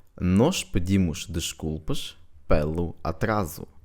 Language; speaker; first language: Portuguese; non-native, fluent; Ukrainian